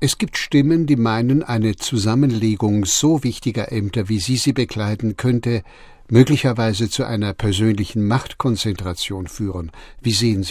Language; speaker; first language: German; native; German